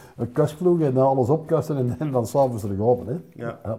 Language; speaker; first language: Dutch; native; Dutch